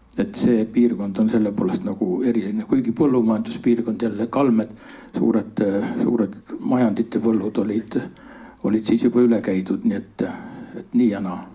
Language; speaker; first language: Estonian; native; Estonian